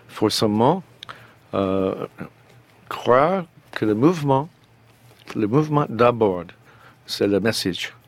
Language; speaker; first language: French; non-native, learner; English